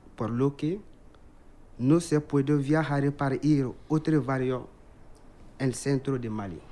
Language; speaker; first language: Spanish; non-native, learner; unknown